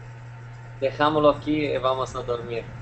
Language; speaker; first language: Spanish; non-native, fluent; Italian